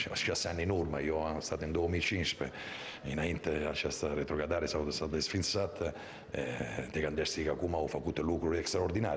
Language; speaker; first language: Romanian; non-native, fluent; Italian